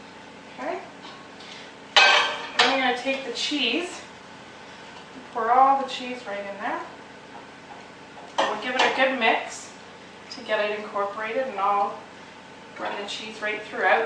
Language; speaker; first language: English; native; English